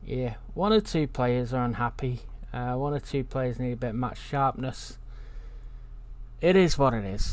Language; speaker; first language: English; native; English